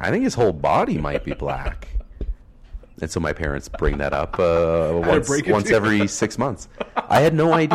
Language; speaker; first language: English; native; English